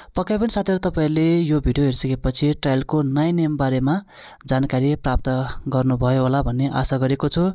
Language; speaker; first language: Nepali; non-native, local second language; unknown